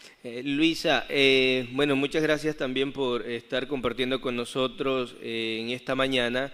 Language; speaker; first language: Spanish; native; Spanish